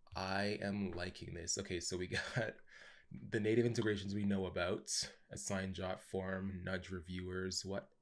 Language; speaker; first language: English; native; English